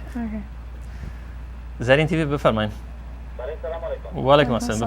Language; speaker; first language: Persian; native; Persian